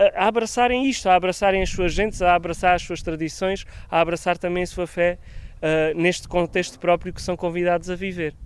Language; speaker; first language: Portuguese; native; Portuguese